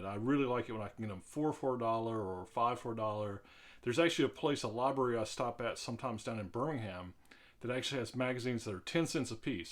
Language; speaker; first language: English; native; English